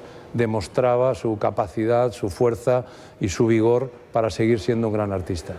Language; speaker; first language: Spanish; native; Spanish